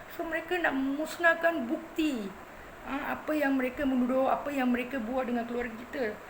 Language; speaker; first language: Malay; non-native, local second language; Tamil